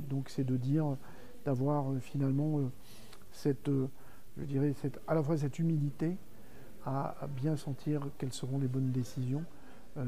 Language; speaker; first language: French; native; French